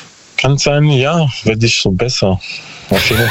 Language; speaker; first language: German; non-native, learner; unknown